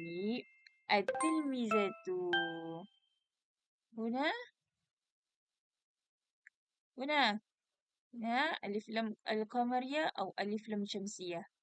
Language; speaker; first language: Arabic; non-native, learner; Malay